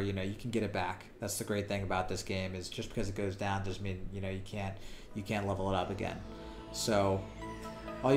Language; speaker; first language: English; native; English